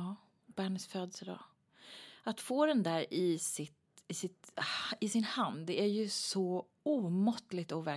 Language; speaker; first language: Swedish; native; Swedish